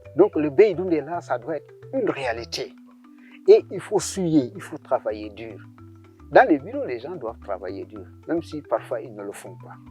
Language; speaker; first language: French; non-native, local second language; Serer